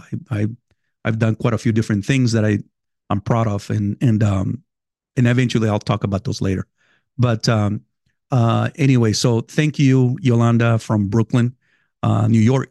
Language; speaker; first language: English; non-native, fluent; Spanish